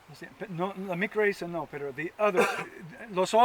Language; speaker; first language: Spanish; non-native, learner; English